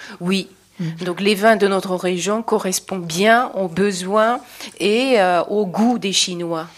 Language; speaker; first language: French; non-native, fluent; Chinese